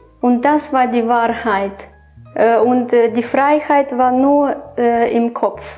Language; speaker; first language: German; non-native, fluent; Romanian